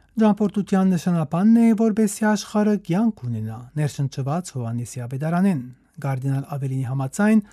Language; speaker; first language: Armenian; native; Armenian